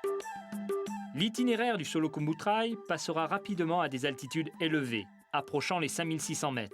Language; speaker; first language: French; native; French